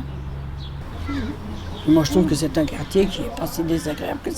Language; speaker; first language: French; native; French